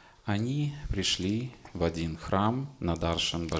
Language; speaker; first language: Russian; native; Russian